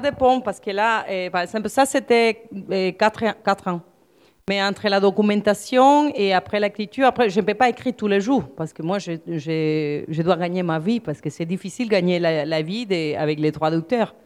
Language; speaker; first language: French; non-native, fluent; Spanish